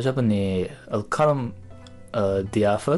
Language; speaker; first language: Arabic; non-native, learner; Japanese